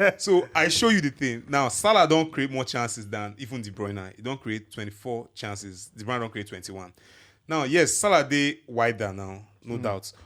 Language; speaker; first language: Nigerian Pidgin; non-native, local second language; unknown